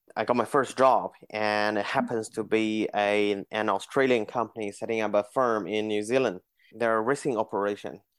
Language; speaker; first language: English; non-native, fluent; Chinese